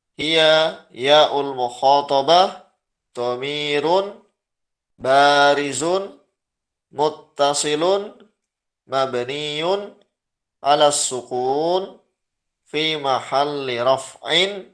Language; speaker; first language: Arabic; non-native, fluent; Indonesian